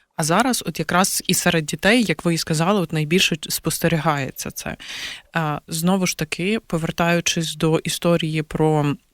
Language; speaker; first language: Ukrainian; native; Ukrainian